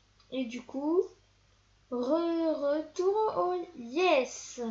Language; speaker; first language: French; native; French